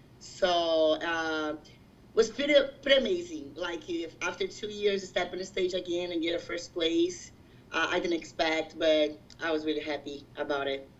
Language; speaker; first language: English; non-native, fluent; Portuguese